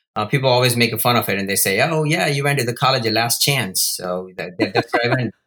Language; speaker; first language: English; non-native, local second language; Gujarati